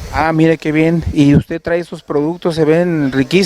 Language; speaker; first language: Spanish; native; Spanish